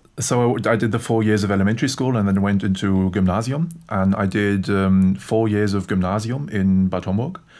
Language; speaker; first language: English; non-native, fluent; German